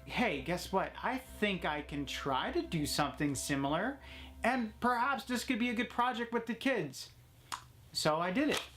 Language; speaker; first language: English; native; English